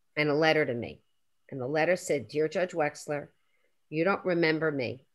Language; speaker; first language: English; native; English